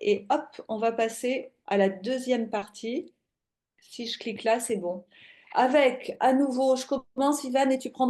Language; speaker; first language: French; native; French